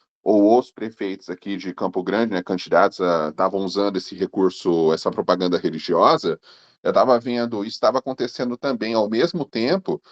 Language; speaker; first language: Portuguese; native; Portuguese